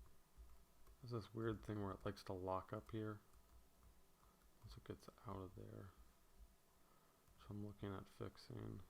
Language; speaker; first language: English; native; English